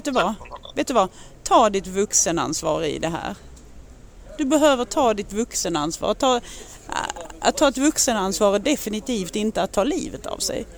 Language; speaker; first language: Swedish; native; Swedish